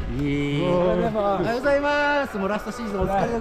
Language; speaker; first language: Japanese; native; Japanese